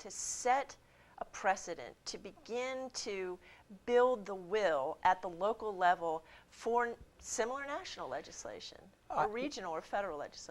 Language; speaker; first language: English; native; English